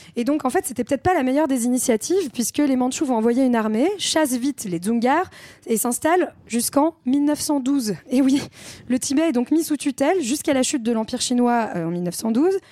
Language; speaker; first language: French; native; French